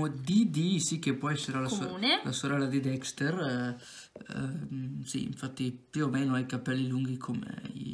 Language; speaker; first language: Italian; native; Italian